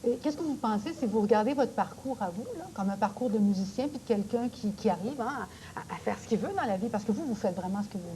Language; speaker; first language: French; native; French